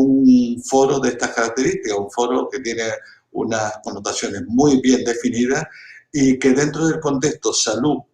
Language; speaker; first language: Spanish; native; Spanish